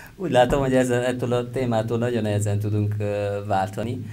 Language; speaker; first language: Hungarian; non-native, fluent; Persian